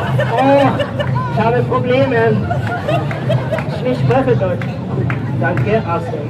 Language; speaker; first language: German; non-native, learner; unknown